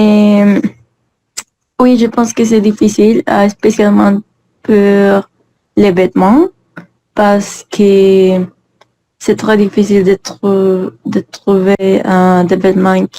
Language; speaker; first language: French; non-native, learner; English